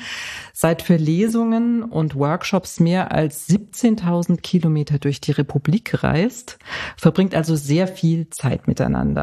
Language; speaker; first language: German; native; German